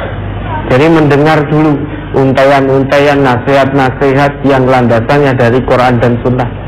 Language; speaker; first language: Indonesian; non-native, local second language; Javanese